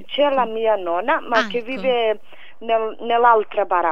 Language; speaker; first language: Italian; non-native, fluent; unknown